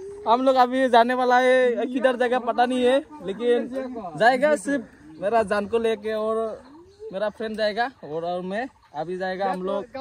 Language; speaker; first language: Hindi; non-native, local second language; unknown